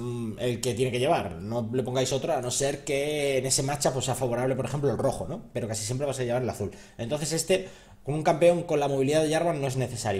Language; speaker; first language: Spanish; native; Spanish